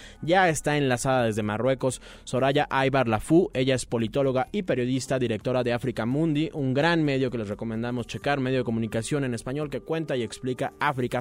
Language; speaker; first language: Spanish; native; Spanish